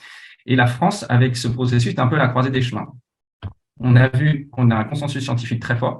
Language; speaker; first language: French; native; French